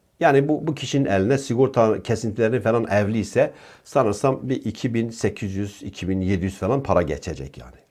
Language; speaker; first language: Turkish; native; Turkish